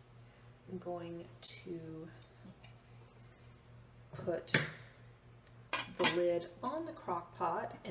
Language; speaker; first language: English; native; English